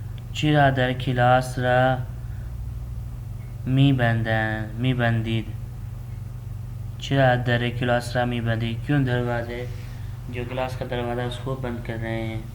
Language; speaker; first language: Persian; non-native, fluent; Urdu